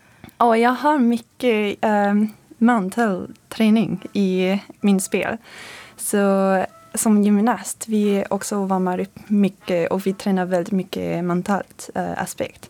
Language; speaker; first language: Swedish; non-native, fluent; French